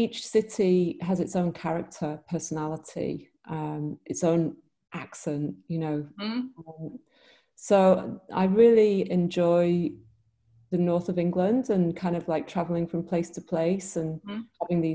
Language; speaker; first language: English; native; English